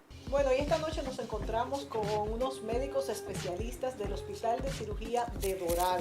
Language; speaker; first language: Spanish; native; Spanish